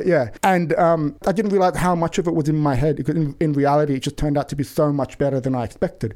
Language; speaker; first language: English; native; English